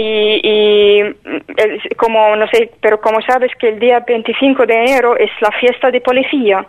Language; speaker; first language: Spanish; non-native, fluent; Arabic